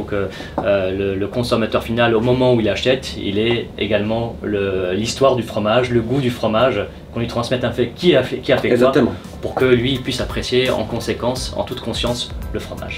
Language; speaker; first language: French; native; French